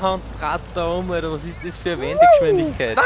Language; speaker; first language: German; native; German